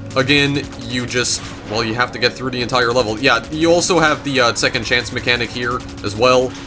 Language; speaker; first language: English; native; English